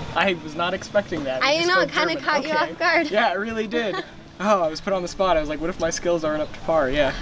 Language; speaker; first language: English; native; English